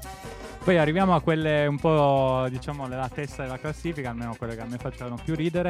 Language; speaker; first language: Italian; native; Italian